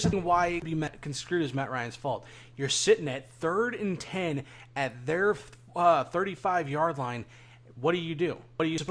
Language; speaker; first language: English; native; English